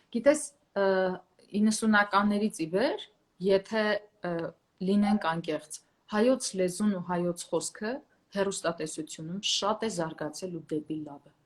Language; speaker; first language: Armenian; native; Armenian